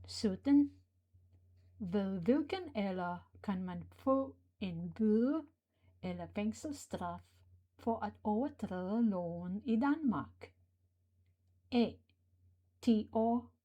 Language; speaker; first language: Danish; non-native, fluent; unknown